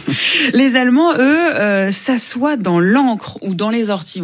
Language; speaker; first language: French; native; French